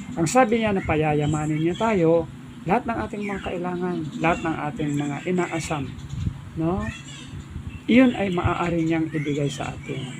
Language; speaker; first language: Filipino; non-native, local second language; Iloko